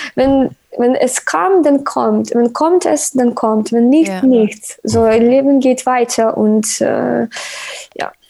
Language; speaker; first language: German; non-native, fluent; Ukrainian